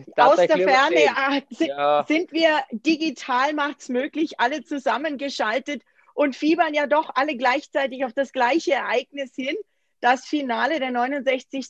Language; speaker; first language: German; native; German